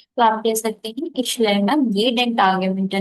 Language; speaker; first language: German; non-native, learner; Hindi